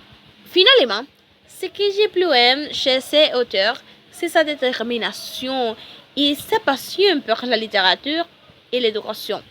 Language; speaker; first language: French; non-native, learner; Spanish